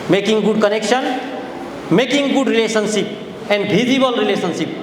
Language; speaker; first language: English; non-native, local second language; Nepali